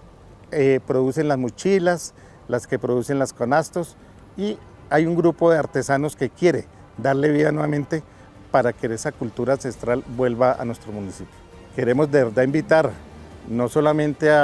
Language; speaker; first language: Spanish; native; Spanish